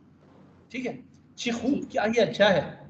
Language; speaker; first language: Urdu; native; Urdu